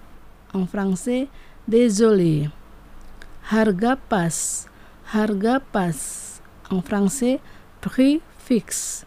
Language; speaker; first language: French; non-native, fluent; Indonesian